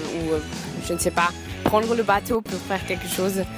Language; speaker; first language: French; non-native, fluent; German